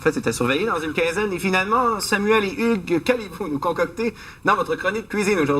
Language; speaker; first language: French; native; French